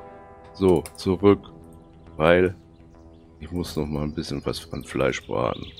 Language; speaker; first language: German; native; German